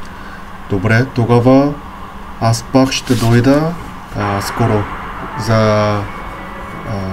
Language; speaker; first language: Bulgarian; non-native, learner; Korean